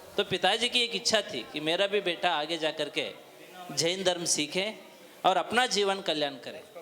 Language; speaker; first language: Hindi; non-native, local second language; Kannada